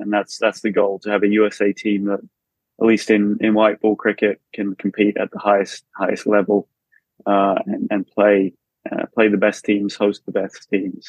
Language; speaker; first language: English; native; English